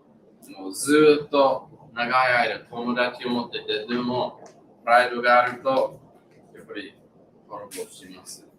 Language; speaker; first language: Japanese; non-native, learner; English